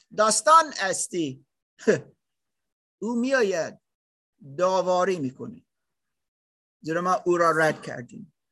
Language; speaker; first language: Persian; non-native, learner; German